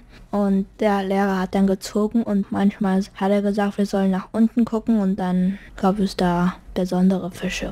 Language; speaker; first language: German; early bilingual, heritage; German